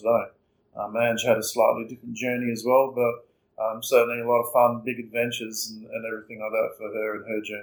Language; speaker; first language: English; native; English